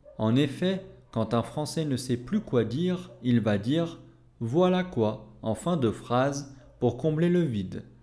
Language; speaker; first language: French; native; French